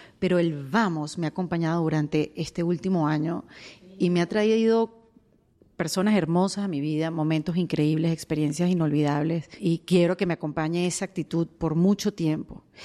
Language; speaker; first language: Spanish; native; Spanish